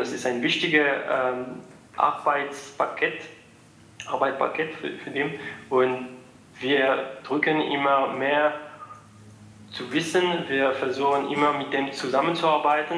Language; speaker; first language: German; non-native, fluent; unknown